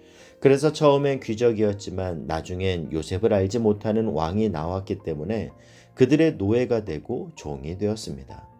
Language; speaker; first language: Korean; native; Korean